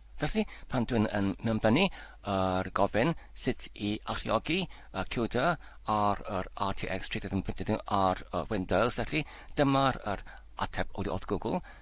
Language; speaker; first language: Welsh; non-native, learner; Polish